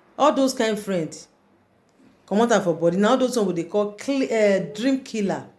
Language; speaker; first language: Nigerian Pidgin; native; Nigerian Pidgin